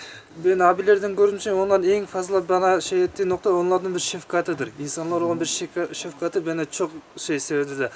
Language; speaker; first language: Turkish; non-native, learner; Kyrgyz